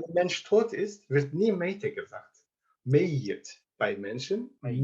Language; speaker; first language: German; non-native, fluent; Turkish